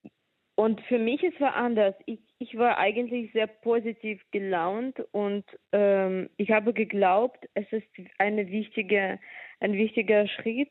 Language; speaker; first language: German; non-native, fluent; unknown